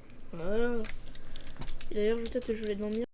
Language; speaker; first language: French; native; French